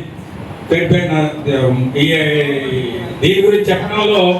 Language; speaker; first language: Telugu; native; Telugu